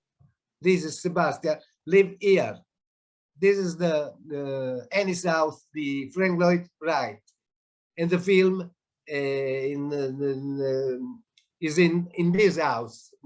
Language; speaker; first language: English; non-native, learner; Italian